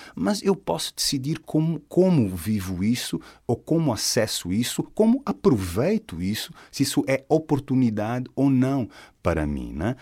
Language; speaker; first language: Portuguese; native; Portuguese